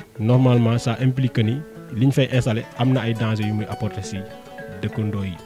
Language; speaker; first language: Wolof; native; Wolof